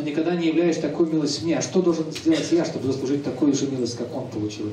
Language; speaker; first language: Russian; native; Russian